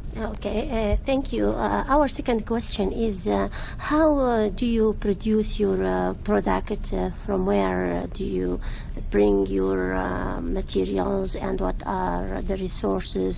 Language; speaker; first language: English; non-native, learner; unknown